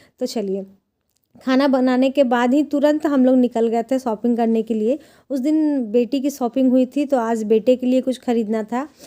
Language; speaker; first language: Hindi; non-native, local second language; Bangla